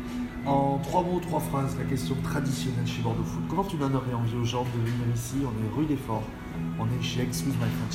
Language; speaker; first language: French; native; French